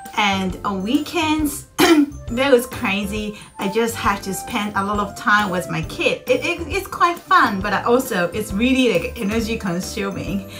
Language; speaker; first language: English; non-native, fluent; Japanese